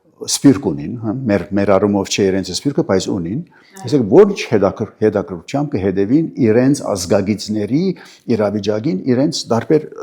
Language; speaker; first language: Armenian; early bilingual, heritage; Armenian